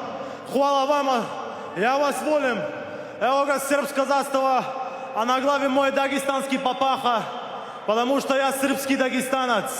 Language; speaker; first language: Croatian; non-native, learner; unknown